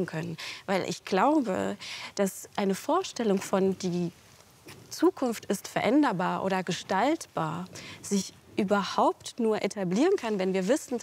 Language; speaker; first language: German; native; German